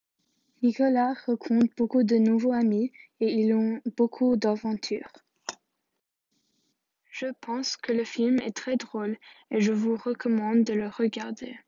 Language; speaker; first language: French; non-native, learner; English